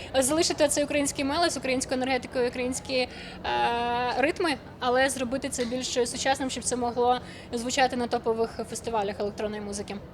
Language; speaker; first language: Ukrainian; native; Ukrainian